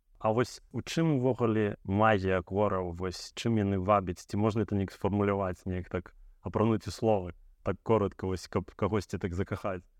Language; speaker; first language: Belarusian; non-native, local second language; Russian